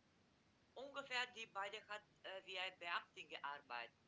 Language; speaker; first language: German; non-native, learner; Macedonian